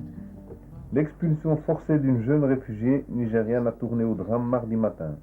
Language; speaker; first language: French; native; French